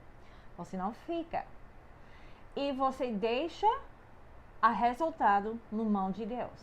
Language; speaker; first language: Portuguese; non-native, fluent; English